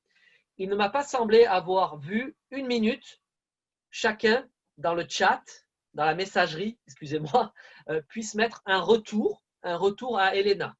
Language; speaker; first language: French; native; French